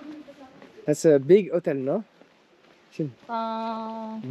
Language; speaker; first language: English; non-native, learner; French